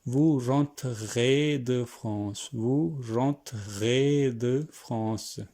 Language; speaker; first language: French; non-native, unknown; Hindi